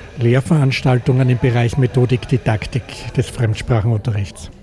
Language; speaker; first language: German; native; German